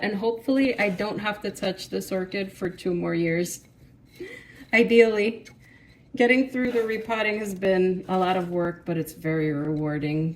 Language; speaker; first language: English; native; English